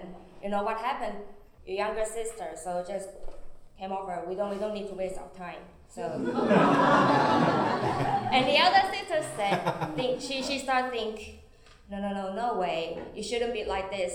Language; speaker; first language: English; non-native, fluent; Chinese